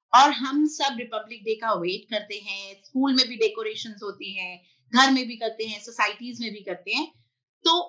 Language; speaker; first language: Hindi; native; Hindi